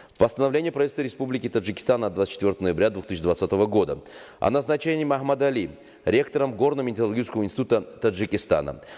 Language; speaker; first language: Russian; non-native, local second language; Tajik